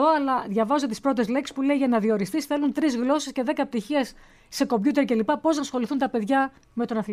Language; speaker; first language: Greek; native; Greek